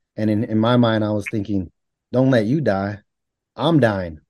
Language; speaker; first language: English; native; English